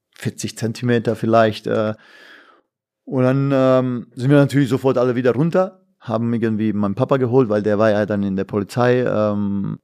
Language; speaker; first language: German; non-native, fluent; Bosnian